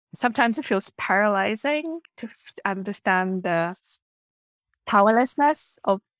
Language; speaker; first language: English; non-native, local second language; Ganda